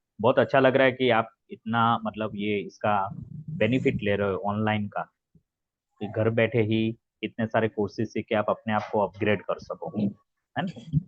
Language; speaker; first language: Hindi; native; Hindi